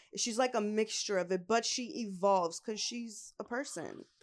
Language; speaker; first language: English; native; English